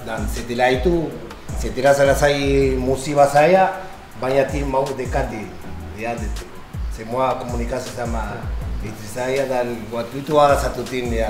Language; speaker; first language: Indonesian; non-native, learner; Spanish